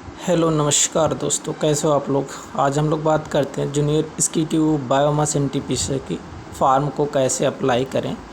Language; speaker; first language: Hindi; native; Hindi